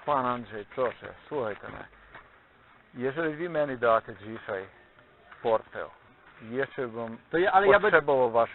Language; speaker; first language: Polish; non-native, learner; Slovenian